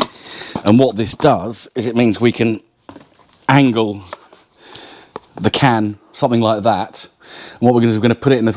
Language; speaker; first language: English; native; English